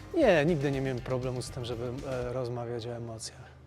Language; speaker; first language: Polish; native; Polish